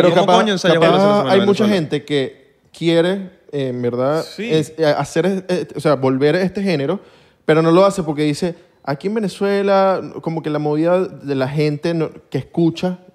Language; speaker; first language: Spanish; native; Spanish